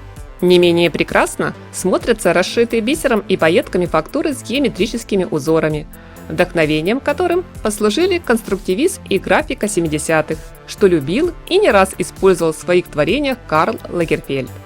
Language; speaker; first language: Russian; native; Russian